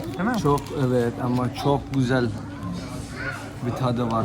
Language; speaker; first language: Turkish; non-native, learner; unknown